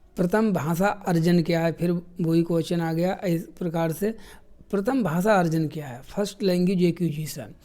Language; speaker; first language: Hindi; native; Hindi